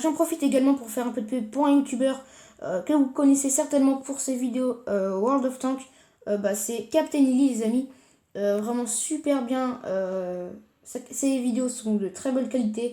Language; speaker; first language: French; native; French